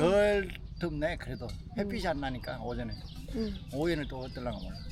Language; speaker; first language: Korean; native; Korean